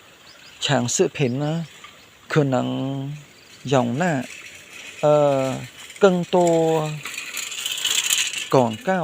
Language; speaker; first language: Chinese; non-native, learner; Khmer